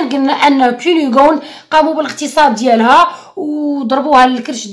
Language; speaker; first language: Arabic; native; Arabic